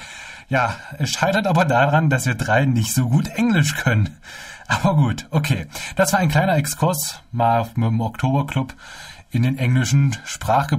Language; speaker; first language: German; native; German